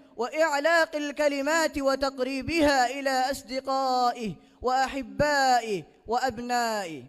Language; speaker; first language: Arabic; non-native, learner; Bangla